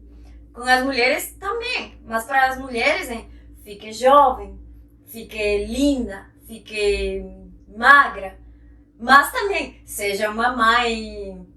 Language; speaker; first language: Portuguese; non-native, fluent; Spanish